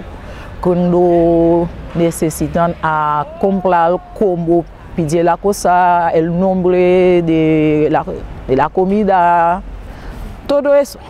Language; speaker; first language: Spanish; non-native, fluent; Haitian Creole